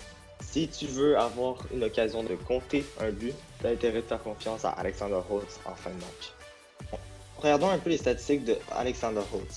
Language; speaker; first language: French; native; French